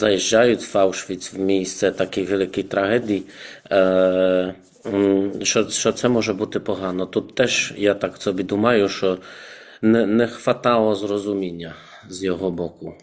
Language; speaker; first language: Ukrainian; non-native, fluent; Polish